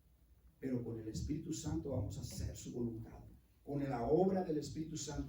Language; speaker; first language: Spanish; native; Spanish